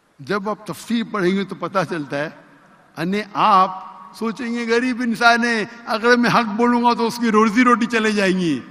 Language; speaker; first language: Urdu; non-native, local second language; Konkani